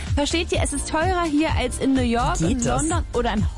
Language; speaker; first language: German; native; German